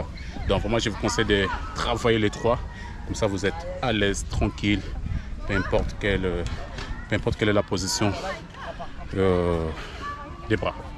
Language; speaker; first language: French; native; French